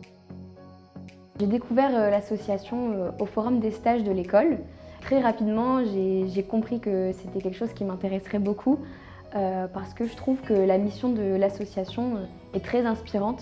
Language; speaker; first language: French; non-native, local second language; Arabic